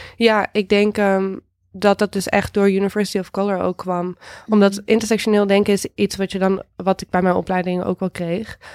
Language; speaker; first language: Dutch; native; Dutch